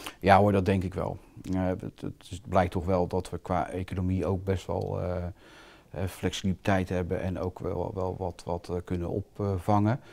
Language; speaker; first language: Dutch; native; Dutch